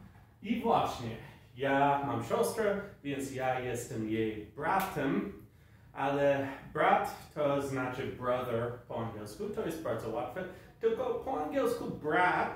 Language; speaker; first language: Polish; non-native, learner; English